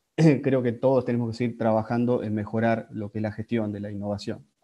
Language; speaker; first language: Spanish; native; Spanish